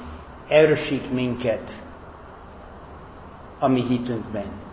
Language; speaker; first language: Hungarian; non-native, fluent; English